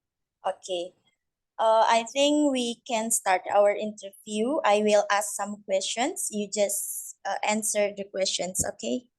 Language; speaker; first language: English; non-native, learner; Indonesian